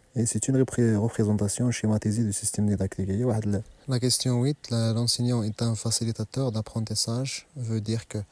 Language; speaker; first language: French; non-native, local second language; Arabic